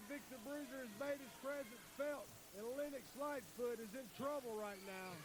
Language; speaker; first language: English; native; English